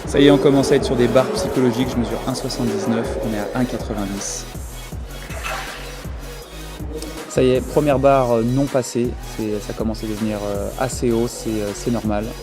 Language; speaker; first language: French; native; French